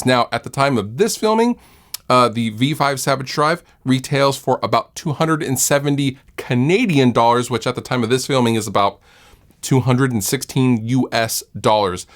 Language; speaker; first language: English; native; English